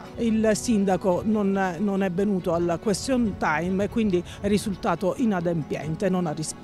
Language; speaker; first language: Italian; native; Italian